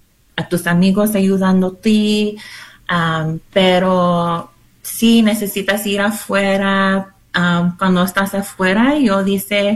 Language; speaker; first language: Spanish; non-native, learner; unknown